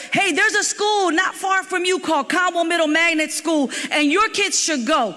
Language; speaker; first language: English; native; English